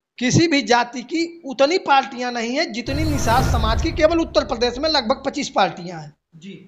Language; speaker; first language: Hindi; native; Hindi